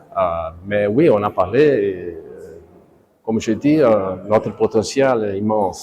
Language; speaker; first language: French; non-native, learner; Portuguese